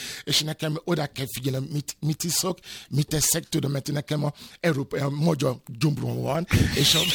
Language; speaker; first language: Hungarian; non-native, fluent; Yoruba